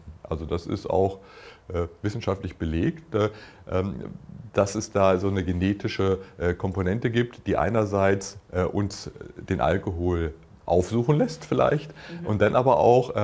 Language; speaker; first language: German; native; German